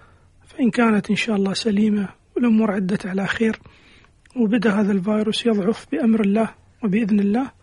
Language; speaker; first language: Arabic; native; Arabic